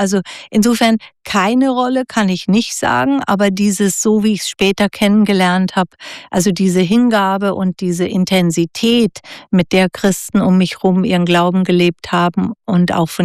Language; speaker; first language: German; native; German